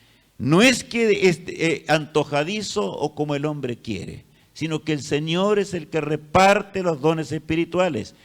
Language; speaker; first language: Spanish; native; Spanish